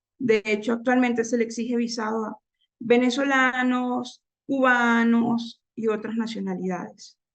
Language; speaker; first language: Spanish; native; Spanish